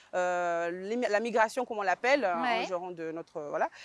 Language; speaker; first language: French; native; French